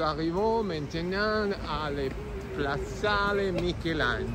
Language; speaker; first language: French; non-native, learner; Italian